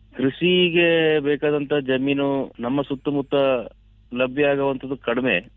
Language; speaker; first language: Kannada; early bilingual, other home language; Malayalam